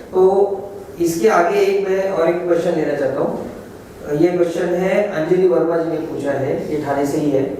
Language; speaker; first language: Hindi; non-native, local second language; Marathi